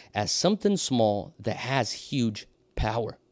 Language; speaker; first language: English; non-native, fluent; Portuguese